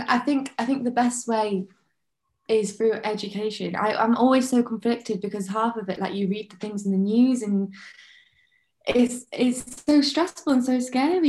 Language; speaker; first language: English; native; English